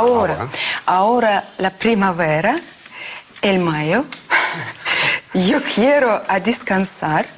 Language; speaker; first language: Spanish; non-native, learner; Russian